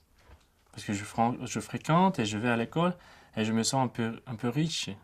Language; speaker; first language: French; non-native, fluent; Uzbek